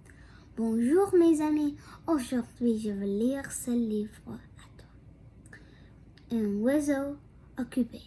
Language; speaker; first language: French; non-native, local second language; English